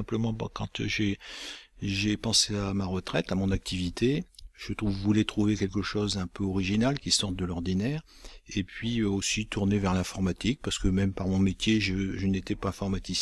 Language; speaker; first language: French; native; French